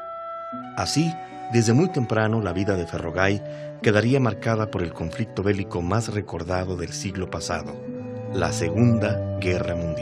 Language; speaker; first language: Spanish; native; Spanish